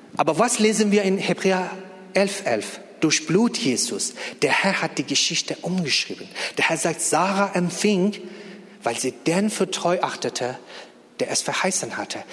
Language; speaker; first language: German; non-native, fluent; Persian